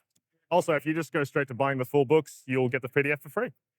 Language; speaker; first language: English; native; English